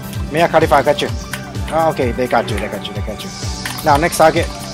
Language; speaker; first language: English; non-native, learner; Japanese